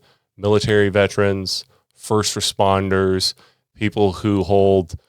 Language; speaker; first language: English; native; English